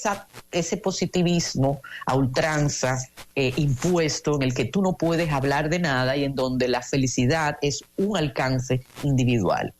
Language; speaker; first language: Spanish; native; Spanish